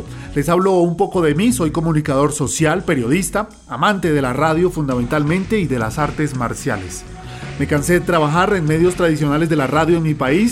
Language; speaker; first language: Spanish; native; Spanish